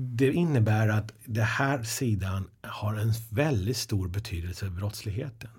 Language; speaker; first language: Swedish; early bilingual, other home language; Persian